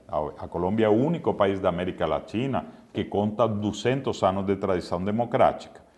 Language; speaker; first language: Portuguese; non-native, fluent; Spanish